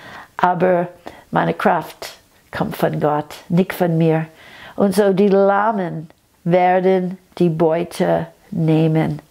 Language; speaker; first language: German; non-native, fluent; English